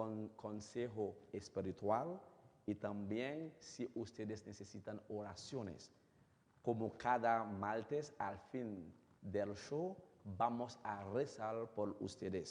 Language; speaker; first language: Spanish; non-native, fluent; Haitian Creole